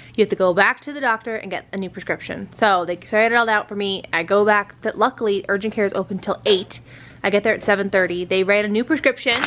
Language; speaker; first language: English; native; English